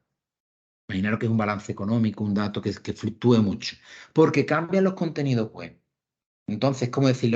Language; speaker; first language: Spanish; native; Spanish